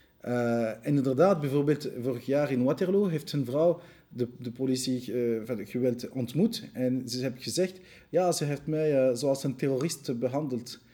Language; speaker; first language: Dutch; non-native, local second language; French